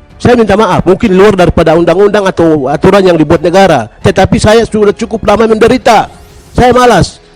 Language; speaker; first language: Indonesian; non-native, local second language; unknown